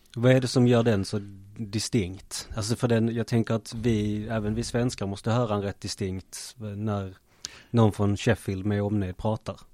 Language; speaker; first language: Swedish; native; Swedish